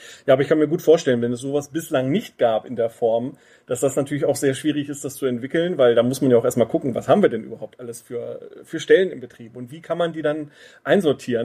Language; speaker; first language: German; native; German